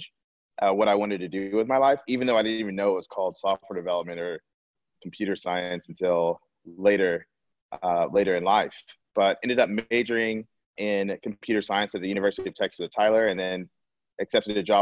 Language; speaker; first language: English; native; English